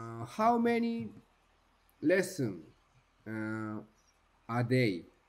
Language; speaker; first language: English; non-native, learner; Japanese